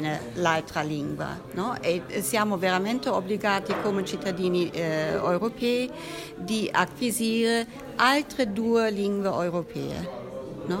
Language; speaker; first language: Italian; non-native, fluent; German